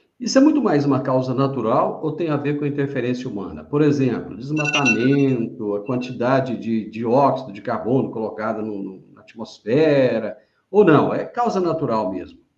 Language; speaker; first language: Portuguese; native; Portuguese